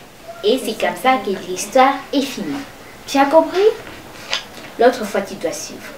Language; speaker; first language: French; non-native, local second language; Kinyarwanda